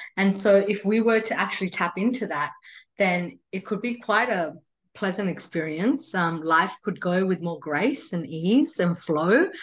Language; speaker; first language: English; non-native, local second language; Hindi